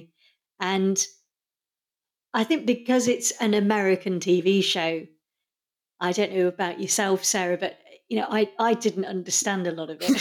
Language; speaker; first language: English; native; English